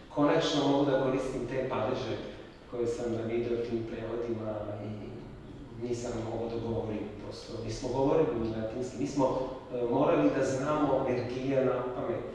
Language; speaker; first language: Serbian; non-native, fluent; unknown